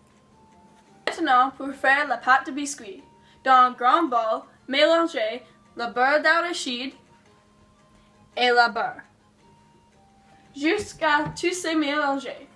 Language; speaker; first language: French; non-native, learner; English